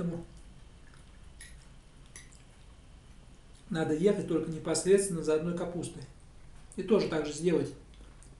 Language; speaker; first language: Russian; native; Russian